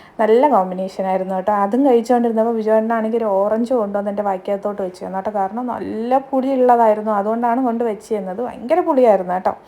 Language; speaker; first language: Malayalam; native; Malayalam